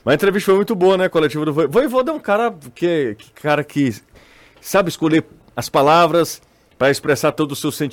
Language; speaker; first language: Portuguese; native; Portuguese